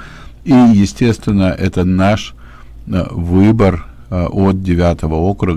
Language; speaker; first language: Russian; native; Russian